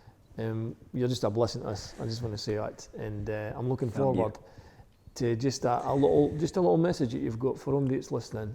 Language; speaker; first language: English; native; English